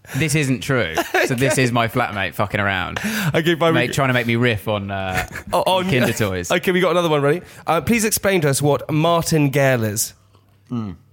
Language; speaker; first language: English; native; English